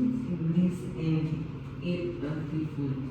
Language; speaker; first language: English; non-native, learner; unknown